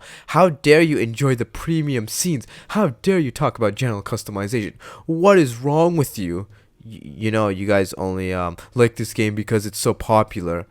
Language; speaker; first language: English; native; English